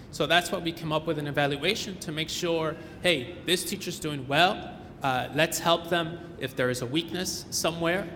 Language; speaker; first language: English; early bilingual, other home language; Spanish